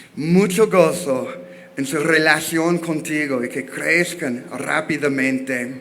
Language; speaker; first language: Spanish; non-native, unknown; English